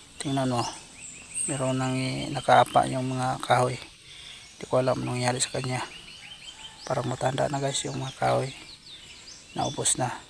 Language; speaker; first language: Filipino; non-native, local second language; Cebuano